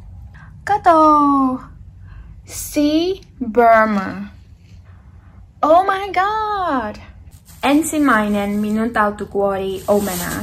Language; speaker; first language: Finnish; non-native, learner; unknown